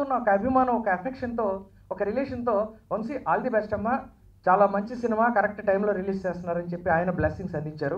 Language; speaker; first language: Telugu; native; Telugu